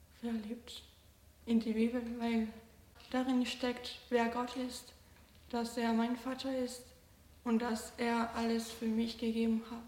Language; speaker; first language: German; non-native, learner; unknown